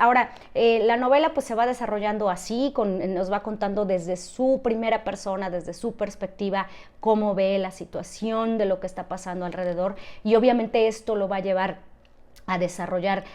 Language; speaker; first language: Spanish; native; Spanish